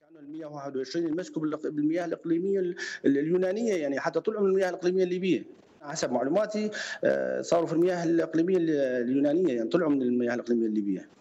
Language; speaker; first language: Arabic; native; Arabic